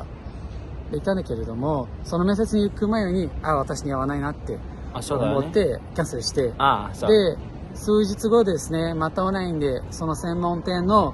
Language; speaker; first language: Japanese; non-native, fluent; Portuguese